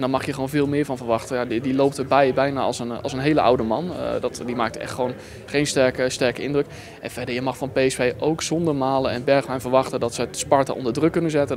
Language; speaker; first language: Dutch; native; Dutch